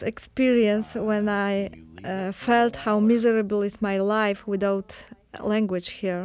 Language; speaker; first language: English; non-native, learner; Polish